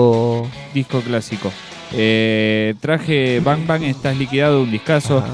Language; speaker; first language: Spanish; native; Spanish